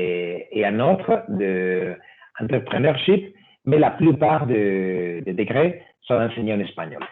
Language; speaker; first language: French; non-native, fluent; Spanish